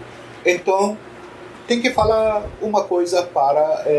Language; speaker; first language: Portuguese; non-native, fluent; Arabic